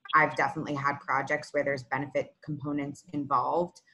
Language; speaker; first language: English; native; English